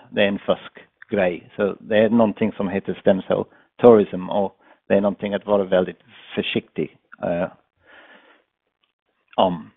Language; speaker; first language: Swedish; non-native, fluent; English